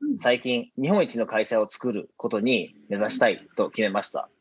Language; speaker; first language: Japanese; early bilingual, heritage; Japanese